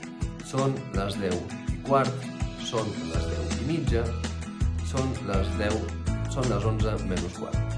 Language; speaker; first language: Catalan; non-native, fluent; Russian